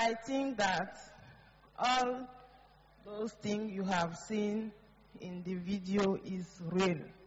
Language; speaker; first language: English; non-native, learner; French